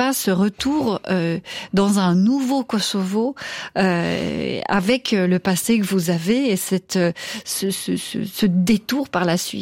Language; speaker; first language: French; native; French